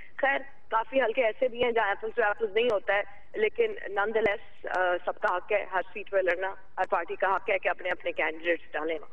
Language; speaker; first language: Urdu; non-native, local second language; Sindhi